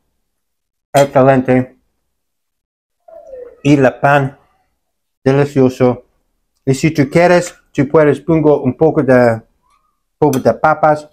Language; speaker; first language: Spanish; non-native, learner; English